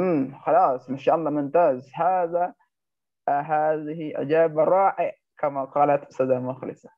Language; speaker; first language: Arabic; non-native, learner; Indonesian